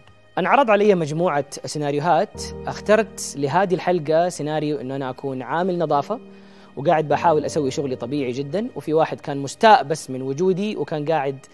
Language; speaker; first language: Arabic; native; Arabic